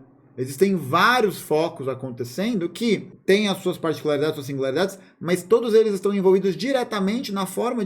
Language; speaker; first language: Portuguese; native; Portuguese